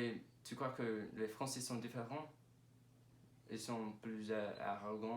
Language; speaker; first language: French; non-native, learner; English